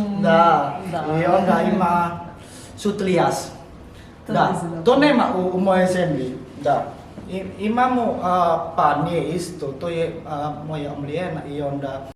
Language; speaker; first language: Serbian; non-native, learner; Indonesian